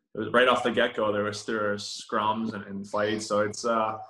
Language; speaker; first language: English; native; English